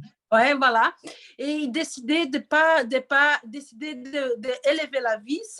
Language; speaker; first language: French; non-native, learner; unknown